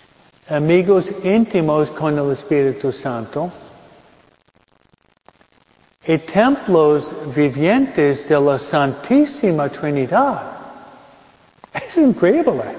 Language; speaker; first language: Spanish; non-native, fluent; English